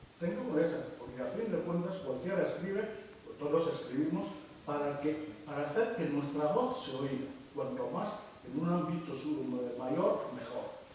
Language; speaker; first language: Spanish; non-native, local second language; Fang